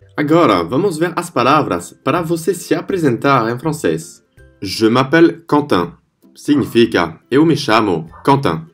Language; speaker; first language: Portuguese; non-native, fluent; French